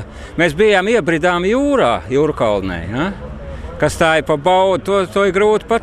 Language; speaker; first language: Latvian; non-native, fluent; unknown